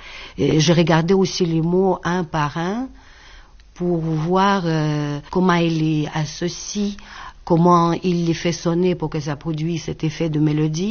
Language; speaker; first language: French; non-native, fluent; Russian